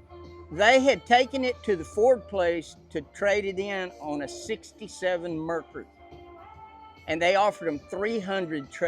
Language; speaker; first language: English; native; English